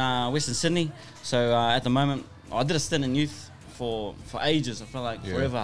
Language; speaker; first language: English; native; English